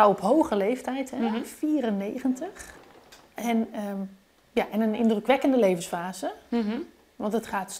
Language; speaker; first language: Dutch; native; Dutch